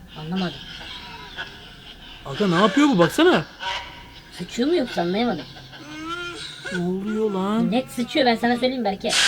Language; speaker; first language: Turkish; native; Turkish